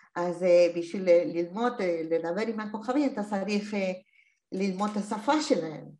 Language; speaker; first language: Hebrew; non-native, fluent; Spanish